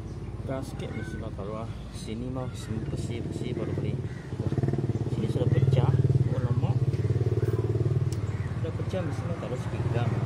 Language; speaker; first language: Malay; non-native, local second language; Chinese